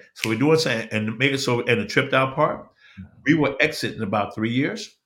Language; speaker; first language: English; native; English